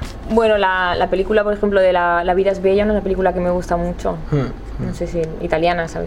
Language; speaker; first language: Spanish; native; Spanish